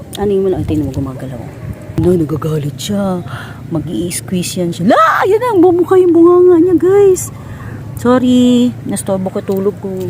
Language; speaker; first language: Filipino; non-native, local second language; Cebuano